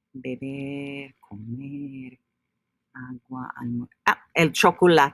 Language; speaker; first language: Spanish; non-native, fluent; English